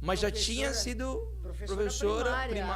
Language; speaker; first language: Portuguese; native; Portuguese